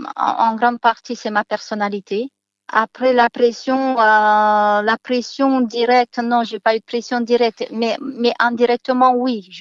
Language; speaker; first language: French; non-native, fluent; Romanian